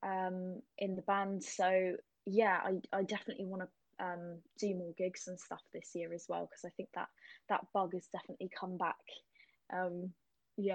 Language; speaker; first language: English; native; English